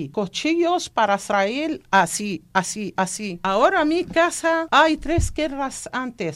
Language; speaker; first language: Spanish; non-native, learner; Arabic